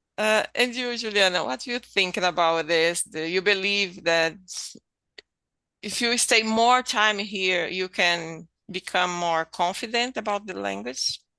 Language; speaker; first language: English; non-native, learner; Portuguese